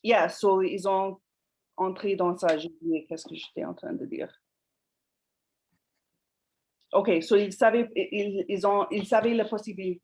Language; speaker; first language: French; non-native, fluent; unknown